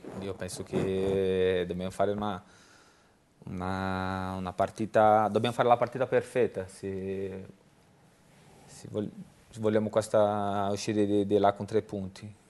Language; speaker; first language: Italian; non-native, learner; Portuguese